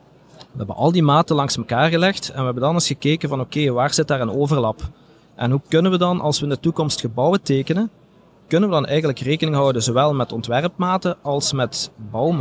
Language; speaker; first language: Dutch; native; Dutch